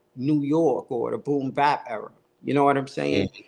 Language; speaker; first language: English; native; English